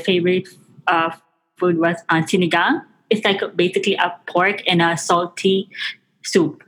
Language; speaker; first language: English; non-native, local second language; Filipino